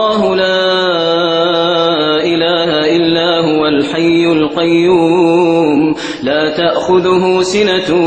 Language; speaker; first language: Arabic; native; Arabic